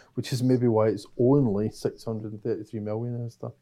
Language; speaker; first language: English; native; English